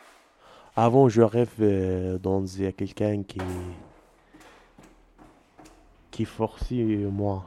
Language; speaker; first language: French; non-native, learner; Arabic